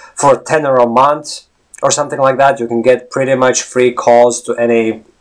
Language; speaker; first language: English; non-native, fluent; Latvian